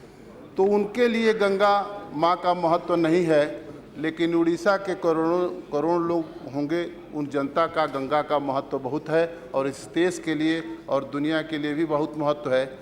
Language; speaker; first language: Hindi; native; Hindi